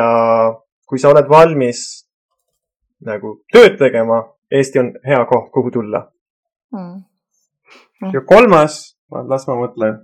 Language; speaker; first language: Estonian; non-native, fluent; Persian